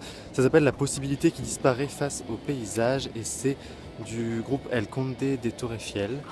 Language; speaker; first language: French; native; French